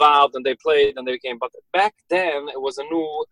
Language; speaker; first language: English; early bilingual, other home language; Yiddish